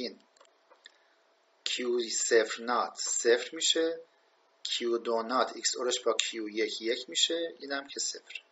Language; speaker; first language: Persian; native; Persian